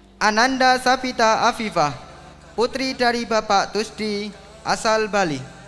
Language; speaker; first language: Indonesian; native; Indonesian